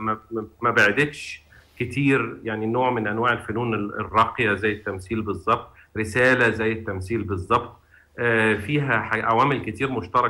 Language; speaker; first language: Arabic; native; Arabic